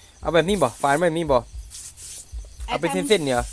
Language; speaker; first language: Thai; native; Thai